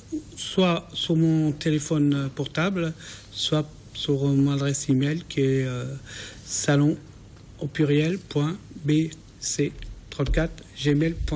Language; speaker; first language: French; native; French